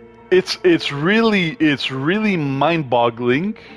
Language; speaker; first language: English; native; English